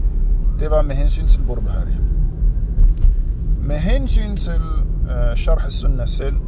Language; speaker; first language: Danish; non-native, fluent; Arabic